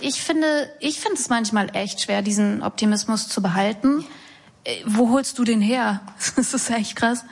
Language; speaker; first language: German; native; German